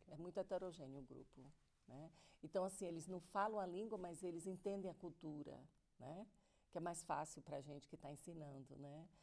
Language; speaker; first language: Portuguese; native; Portuguese